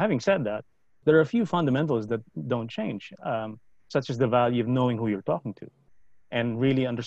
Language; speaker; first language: English; non-native, local second language; Filipino